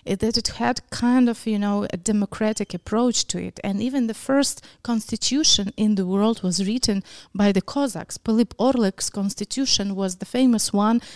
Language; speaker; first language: English; non-native, fluent; Ukrainian